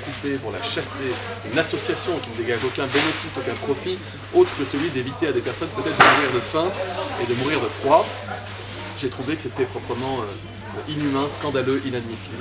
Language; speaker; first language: French; native; French